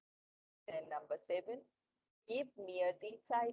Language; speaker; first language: German; non-native, learner; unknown